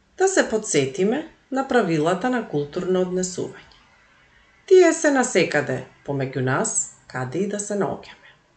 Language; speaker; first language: Macedonian; native; Macedonian